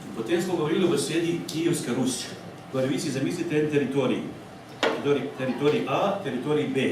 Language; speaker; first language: Slovenian; non-native, fluent; Ukrainian